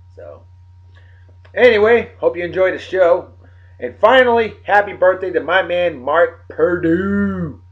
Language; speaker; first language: English; native; English